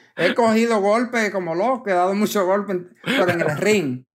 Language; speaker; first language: Spanish; native; Spanish